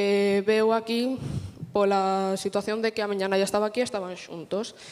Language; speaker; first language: Galician; early bilingual, other home language; Portuguese